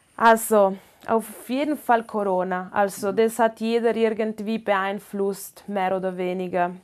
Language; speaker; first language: German; non-native, local second language; Ladin